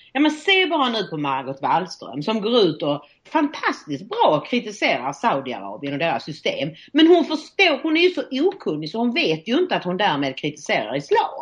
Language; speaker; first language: Swedish; native; Swedish